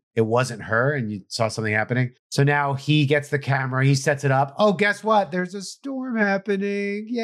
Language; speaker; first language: English; native; English